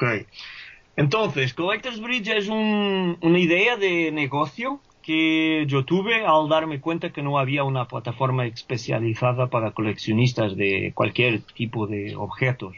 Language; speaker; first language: Spanish; non-native, fluent; Portuguese